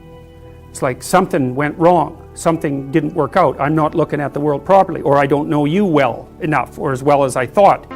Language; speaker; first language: English; native; English